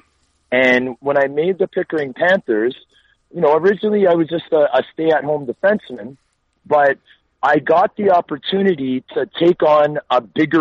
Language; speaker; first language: English; native; English